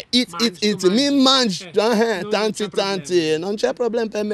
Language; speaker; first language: Italian; non-native, learner; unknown